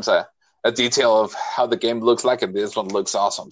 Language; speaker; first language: English; non-native, fluent; Spanish